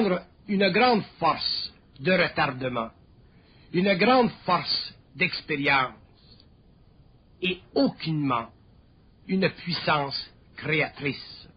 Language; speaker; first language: French; native; French